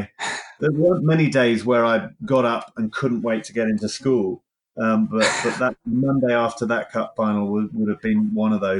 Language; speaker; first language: English; native; English